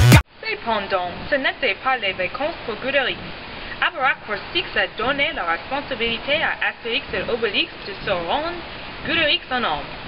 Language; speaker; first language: French; non-native, learner; English